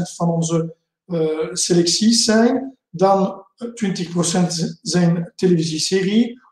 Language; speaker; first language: Dutch; non-native, local second language; French